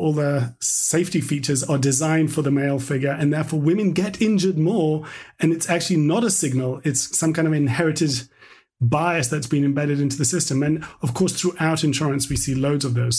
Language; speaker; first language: English; native; English